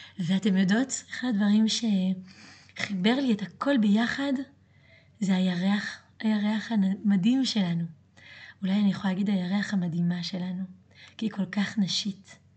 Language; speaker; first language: Hebrew; early bilingual, other home language; French